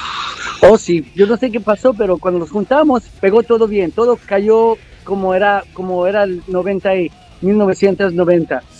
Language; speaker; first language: Spanish; early bilingual, heritage; English